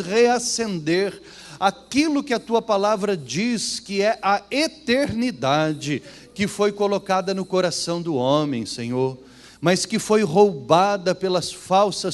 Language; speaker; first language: Portuguese; native; Portuguese